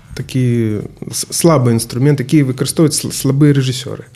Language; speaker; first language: Belarusian; native; Belarusian